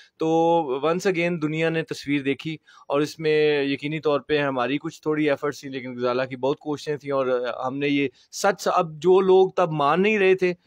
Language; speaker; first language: Urdu; non-native, local second language; Punjabi